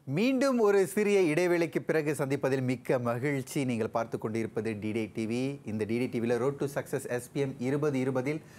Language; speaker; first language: Tamil; native; Tamil